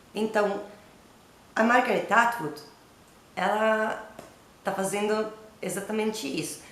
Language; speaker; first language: Portuguese; non-native, learner; Italian